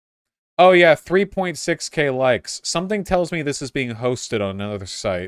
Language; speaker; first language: English; native; English